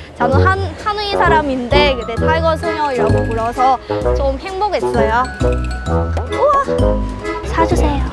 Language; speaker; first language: Korean; non-native, learner; Vietnamese